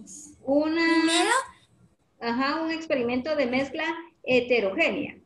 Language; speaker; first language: Spanish; native; Spanish